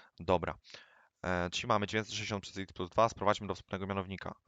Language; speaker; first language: Polish; native; Polish